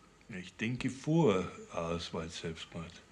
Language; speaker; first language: German; native; German